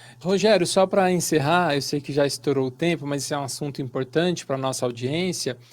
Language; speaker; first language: Portuguese; native; Portuguese